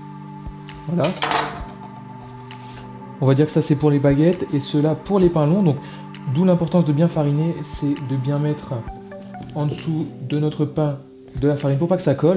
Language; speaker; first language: French; native; French